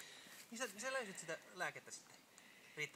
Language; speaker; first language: Finnish; native; Finnish